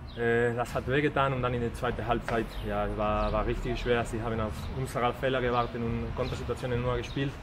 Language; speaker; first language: German; non-native, fluent; Spanish